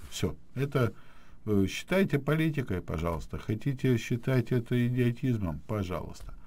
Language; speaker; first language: Russian; native; Russian